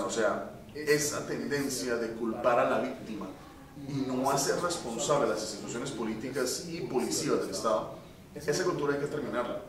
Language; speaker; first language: Spanish; native; Spanish